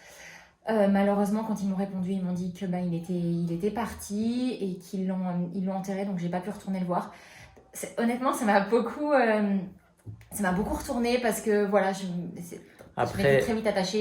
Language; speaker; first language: French; native; French